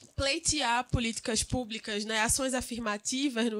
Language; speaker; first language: Portuguese; native; Portuguese